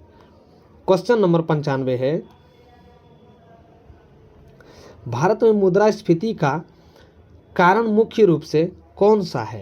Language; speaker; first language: Hindi; native; Hindi